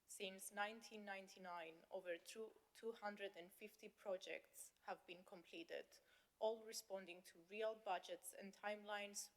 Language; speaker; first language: English; non-native, fluent; Greek